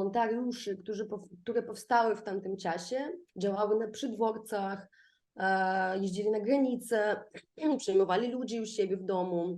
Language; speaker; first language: Polish; non-native, fluent; Ukrainian